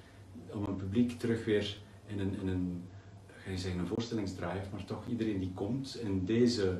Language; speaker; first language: Dutch; native; Dutch